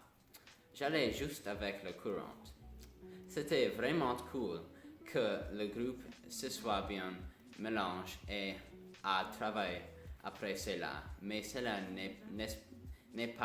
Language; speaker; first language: French; non-native, learner; English